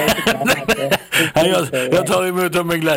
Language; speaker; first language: Swedish; native; Swedish